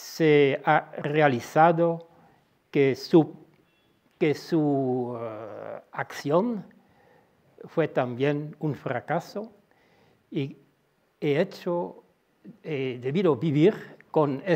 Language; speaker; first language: Spanish; non-native, fluent; Dutch